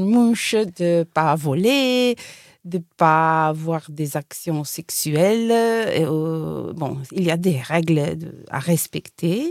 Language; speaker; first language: French; non-native, fluent; Italian